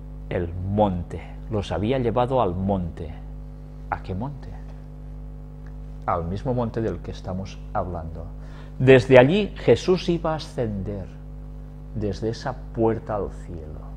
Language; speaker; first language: Spanish; native; Spanish